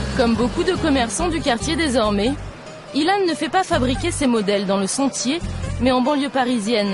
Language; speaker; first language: French; native; French